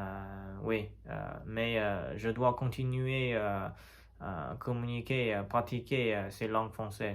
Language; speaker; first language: French; non-native, learner; Chinese